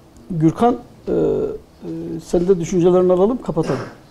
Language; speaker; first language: Turkish; native; Turkish